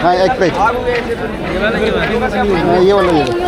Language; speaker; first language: Hindi; non-native, local second language; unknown